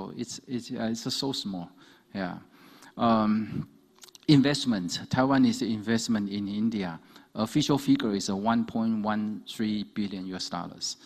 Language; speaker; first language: English; non-native, fluent; Chinese